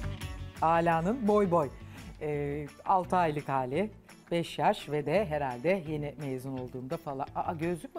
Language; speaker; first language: Turkish; native; Turkish